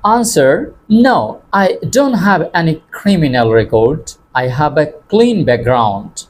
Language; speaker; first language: English; non-native, local second language; Bangla